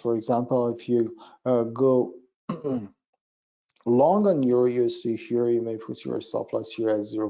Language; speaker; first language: English; non-native, fluent; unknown